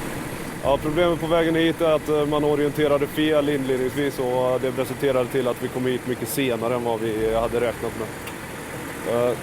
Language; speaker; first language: Swedish; native; Swedish